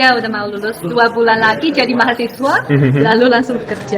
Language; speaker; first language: Indonesian; non-native, fluent; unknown